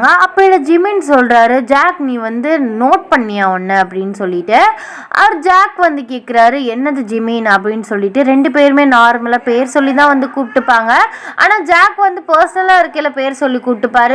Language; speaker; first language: Tamil; native; Tamil